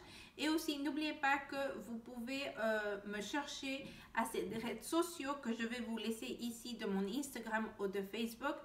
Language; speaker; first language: French; non-native, learner; Spanish